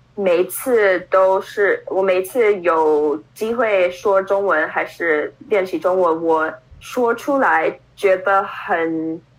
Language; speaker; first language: Chinese; non-native, fluent; English